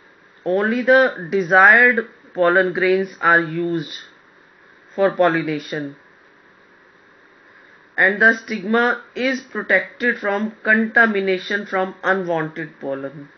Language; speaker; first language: English; non-native, local second language; Hindi